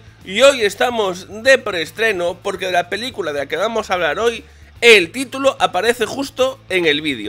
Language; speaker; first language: Spanish; native; Spanish